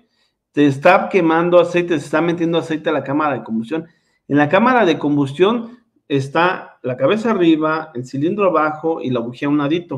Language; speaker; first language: Spanish; native; Spanish